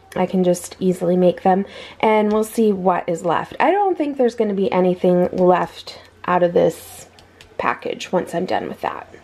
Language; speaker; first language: English; native; English